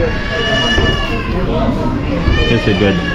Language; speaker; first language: English; native; English